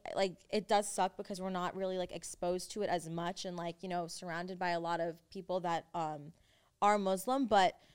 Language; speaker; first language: English; native; English